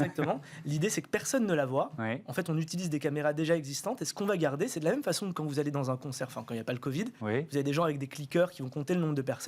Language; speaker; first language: French; native; French